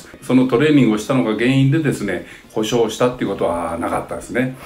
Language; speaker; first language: Japanese; native; Japanese